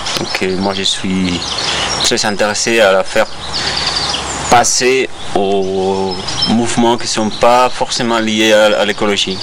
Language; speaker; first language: French; non-native, fluent; Spanish